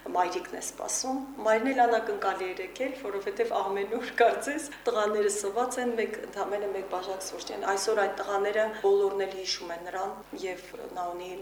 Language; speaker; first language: Armenian; native; Armenian